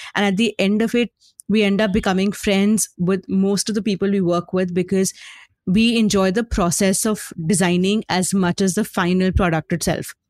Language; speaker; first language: English; non-native, local second language; Hindi